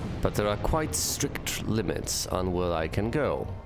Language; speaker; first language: English; native; English